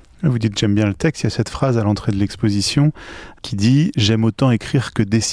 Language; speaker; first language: French; native; French